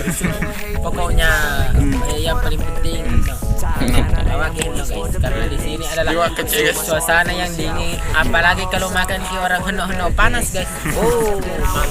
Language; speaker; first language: Indonesian; non-native, local second language; Buginese